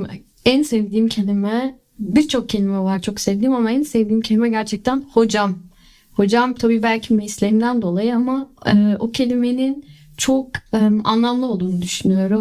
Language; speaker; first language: Turkish; early bilingual, heritage; Turkish